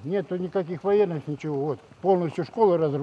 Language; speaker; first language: Russian; native; Russian